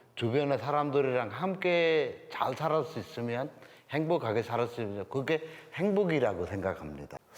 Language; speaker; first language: Korean; non-native, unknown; Bangla